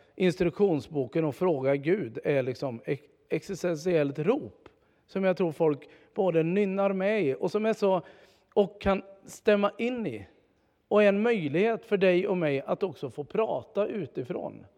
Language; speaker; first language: Swedish; native; Swedish